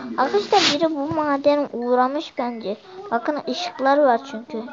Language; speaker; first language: Turkish; native; Turkish